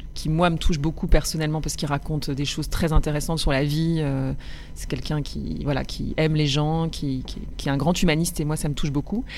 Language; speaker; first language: French; native; French